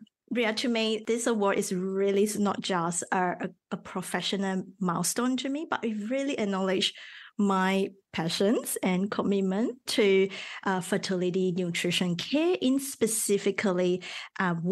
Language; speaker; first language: English; non-native, local second language; Chinese